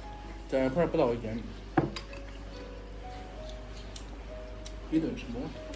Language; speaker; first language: Chinese; native; Chinese